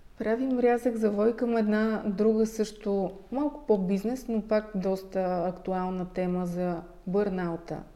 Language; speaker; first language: Bulgarian; native; Bulgarian